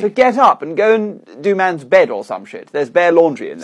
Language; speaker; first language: English; native; English